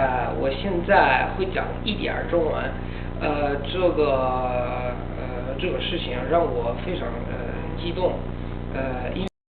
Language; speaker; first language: Chinese; non-native, learner; Italian